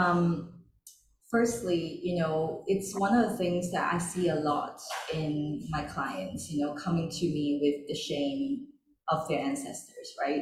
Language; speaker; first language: English; non-native, local second language; Chinese